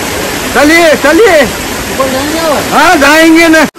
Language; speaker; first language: Hindi; non-native, learner; Nepali